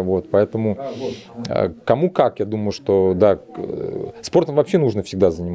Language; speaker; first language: Russian; native; Russian